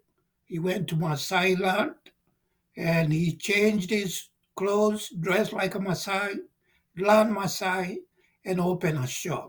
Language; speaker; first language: English; non-native, local second language; Kikuyu